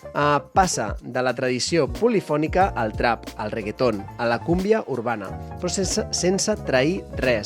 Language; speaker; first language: Catalan; native; Catalan